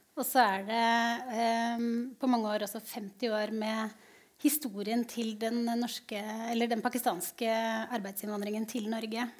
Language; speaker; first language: Norwegian; native; Norwegian